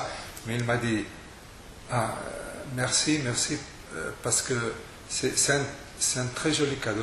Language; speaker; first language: French; non-native, fluent; Spanish